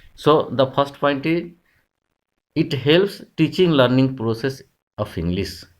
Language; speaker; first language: English; non-native, local second language; Hindi